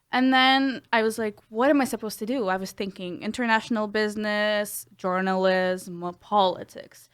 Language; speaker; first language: English; non-native, fluent; Ukrainian